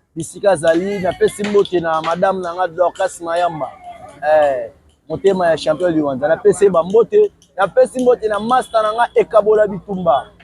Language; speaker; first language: Lingala; native; Lingala